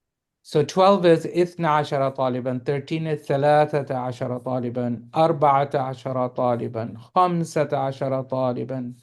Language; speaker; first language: Arabic; non-native, fluent; English